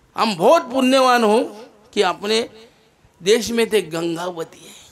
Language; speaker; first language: Hindi; non-native, local second language; Marathi